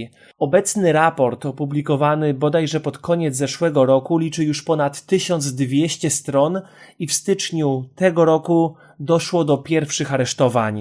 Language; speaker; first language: Polish; native; Polish